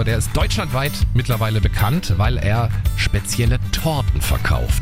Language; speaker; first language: German; native; German